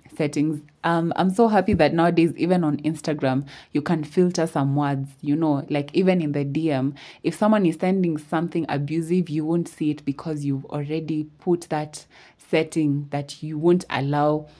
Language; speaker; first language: English; non-native, local second language; Swahili